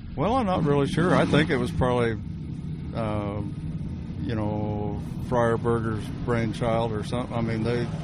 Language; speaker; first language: English; native; English